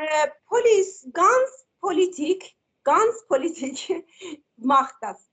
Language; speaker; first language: German; non-native, learner; Persian